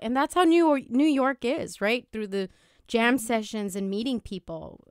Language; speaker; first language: English; early bilingual, other home language; Spanish